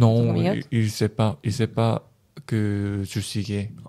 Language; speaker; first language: French; non-native, learner; Korean